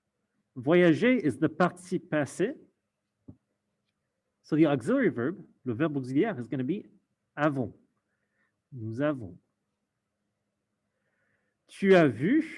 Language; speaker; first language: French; non-native, fluent; English